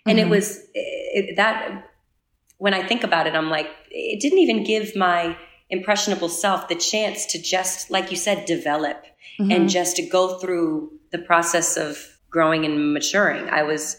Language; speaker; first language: English; native; English